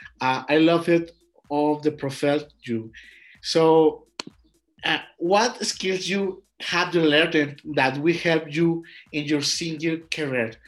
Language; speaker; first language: English; non-native, learner; Spanish